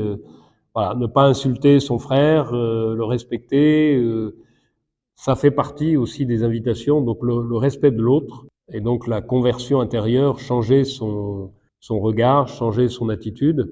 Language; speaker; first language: French; native; French